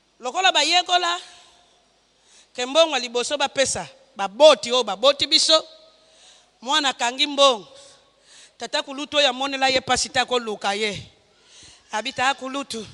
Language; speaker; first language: Lingala; non-native, local second language; Kongo